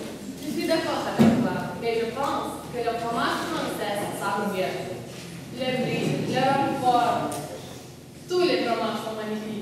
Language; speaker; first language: French; non-native, learner; Lithuanian